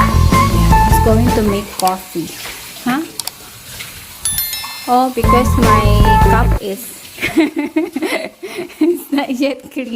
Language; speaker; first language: English; non-native, local second language; Filipino